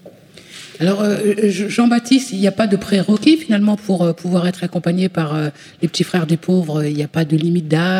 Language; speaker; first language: French; native; French